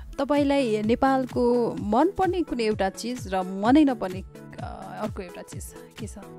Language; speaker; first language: Nepali; native; Nepali